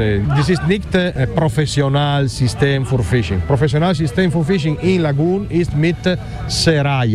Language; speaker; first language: German; non-native, learner; Italian